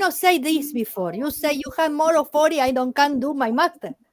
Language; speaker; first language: English; non-native, learner; Spanish